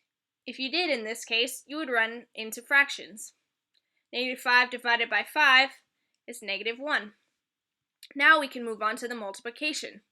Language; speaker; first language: English; native; English